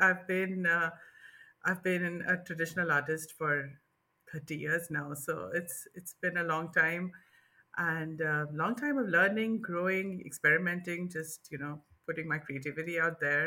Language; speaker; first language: English; non-native, local second language; Bangla